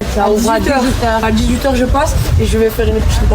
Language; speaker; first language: French; native; French